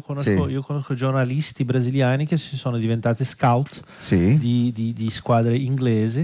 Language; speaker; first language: Italian; non-native, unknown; Portuguese